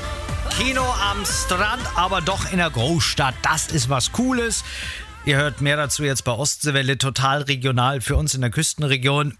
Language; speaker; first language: German; native; German